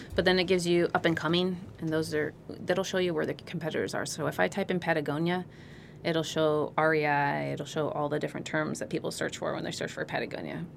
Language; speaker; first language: English; native; English